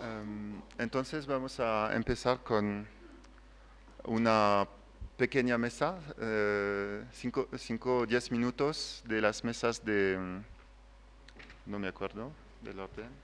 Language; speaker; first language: Spanish; non-native, fluent; French